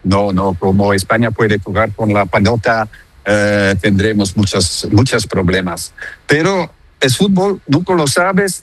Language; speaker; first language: Spanish; non-native, fluent; Dutch